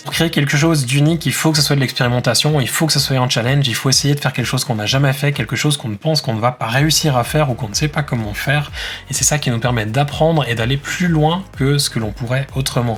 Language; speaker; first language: French; native; French